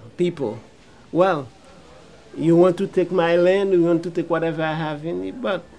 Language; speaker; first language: English; non-native, fluent; Haitian Creole